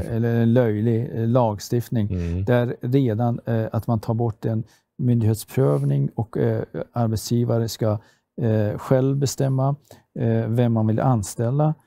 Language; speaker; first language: Swedish; non-native, fluent; Persian